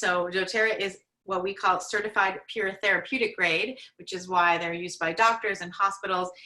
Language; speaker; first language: English; native; English